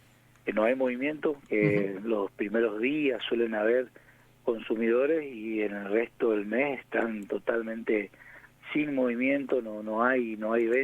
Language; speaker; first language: Spanish; native; Spanish